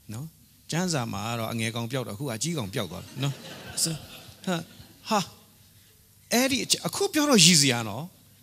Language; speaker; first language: Burmese; non-native, local second language; Hakha Chin